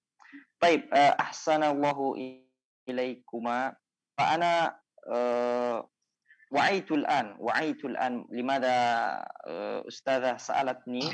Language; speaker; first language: Arabic; non-native, fluent; Indonesian